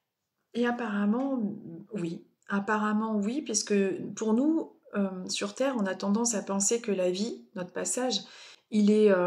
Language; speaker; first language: French; native; French